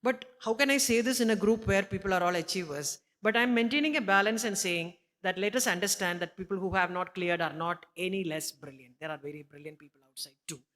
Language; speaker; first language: English; non-native, local second language; Malayalam